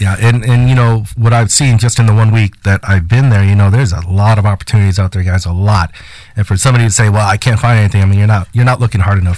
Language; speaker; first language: English; early bilingual, other home language; Spanish